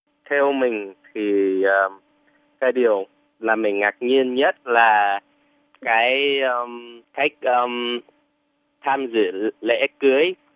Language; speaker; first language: Vietnamese; non-native, fluent; English